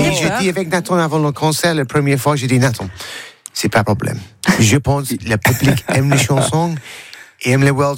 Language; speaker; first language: French; non-native, learner; English